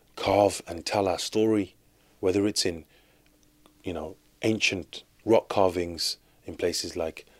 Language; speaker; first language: English; native; English